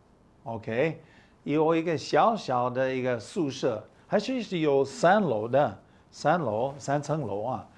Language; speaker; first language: Chinese; non-native, fluent; English